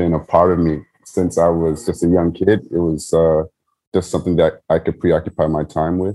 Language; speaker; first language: English; native; English